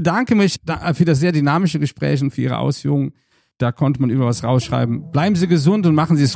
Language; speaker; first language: German; native; German